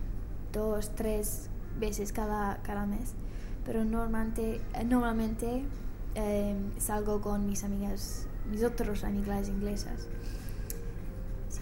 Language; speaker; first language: Spanish; non-native, learner; English